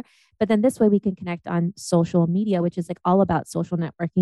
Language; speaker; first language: English; native; English